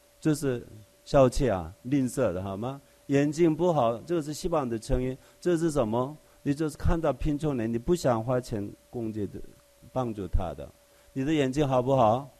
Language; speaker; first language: Chinese; non-native, fluent; Korean